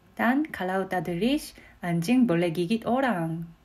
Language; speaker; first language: Malay; non-native, learner; Korean